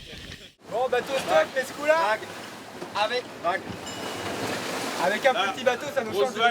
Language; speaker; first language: French; native; French